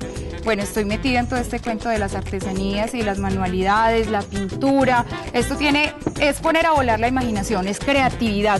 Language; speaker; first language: Spanish; native; Spanish